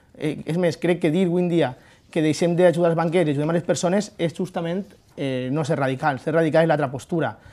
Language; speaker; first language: Catalan; native; Catalan